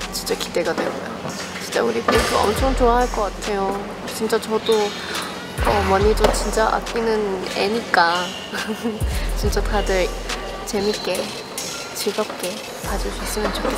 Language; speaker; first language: Korean; non-native, fluent; Thai